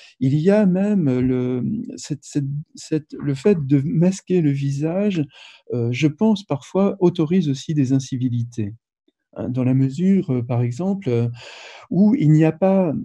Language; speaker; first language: French; native; French